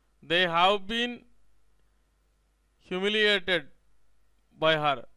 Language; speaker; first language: English; non-native, local second language; Telugu